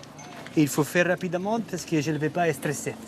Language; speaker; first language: French; non-native, fluent; Italian